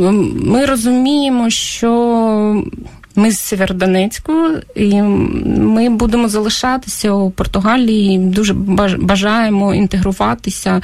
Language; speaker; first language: Ukrainian; non-native, local second language; Russian